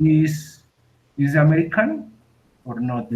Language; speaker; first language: English; non-native, learner; Spanish